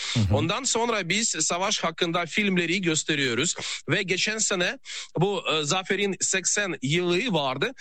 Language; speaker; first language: Turkish; non-native, fluent; Russian